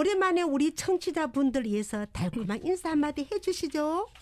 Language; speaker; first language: Korean; native; Korean